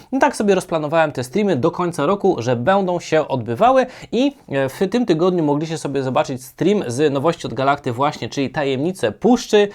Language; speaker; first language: Polish; native; Polish